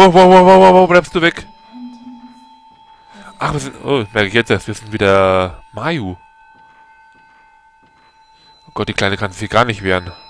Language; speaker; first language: German; native; German